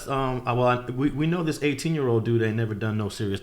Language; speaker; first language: English; native; English